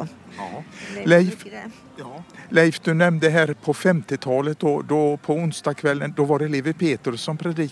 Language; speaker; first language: Swedish; native; Swedish